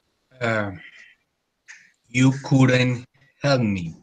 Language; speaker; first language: English; non-native, learner; Spanish